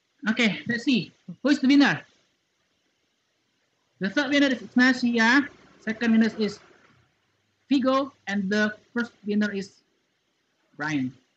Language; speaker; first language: English; non-native, fluent; Indonesian